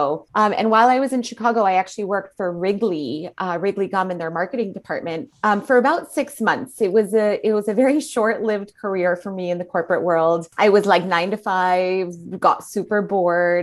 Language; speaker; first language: English; native; English